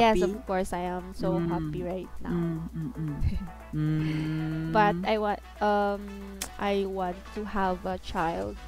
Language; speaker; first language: English; non-native, fluent; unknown